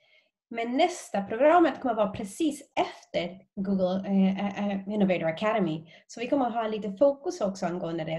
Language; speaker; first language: Swedish; non-native, fluent; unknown